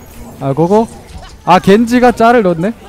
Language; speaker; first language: Korean; native; Korean